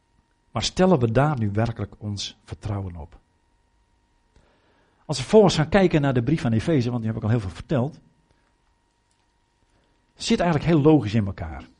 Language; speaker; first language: Dutch; native; Dutch